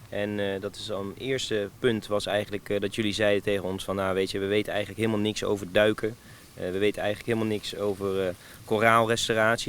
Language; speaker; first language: Dutch; native; Dutch